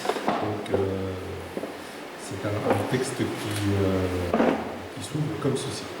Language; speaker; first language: French; native; French